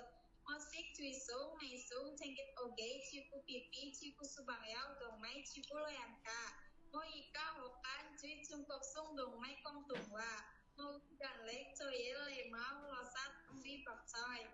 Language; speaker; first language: Cantonese; non-native, learner; Javanese